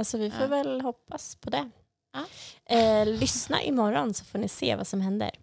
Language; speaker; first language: Swedish; native; Swedish